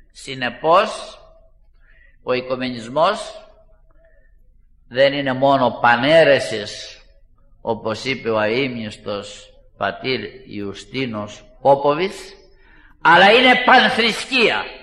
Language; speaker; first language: Greek; native; Greek